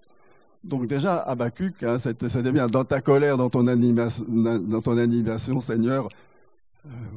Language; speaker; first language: French; native; French